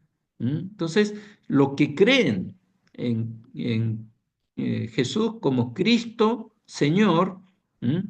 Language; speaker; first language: Spanish; non-native, fluent; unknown